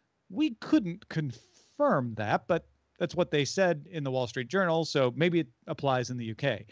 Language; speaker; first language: English; native; English